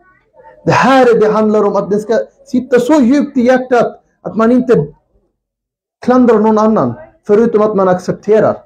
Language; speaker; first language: Swedish; non-native, local second language; Urdu